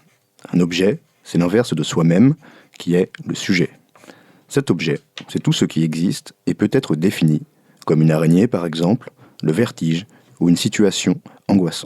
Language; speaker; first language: French; native; French